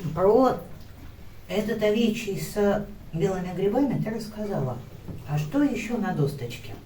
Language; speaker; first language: Russian; native; Russian